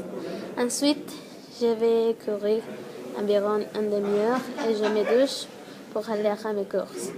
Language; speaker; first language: French; non-native, learner; Spanish